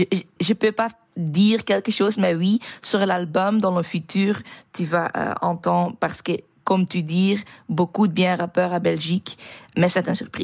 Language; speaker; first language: French; non-native, learner; Dutch